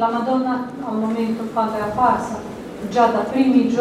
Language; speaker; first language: Italian; non-native, fluent; Croatian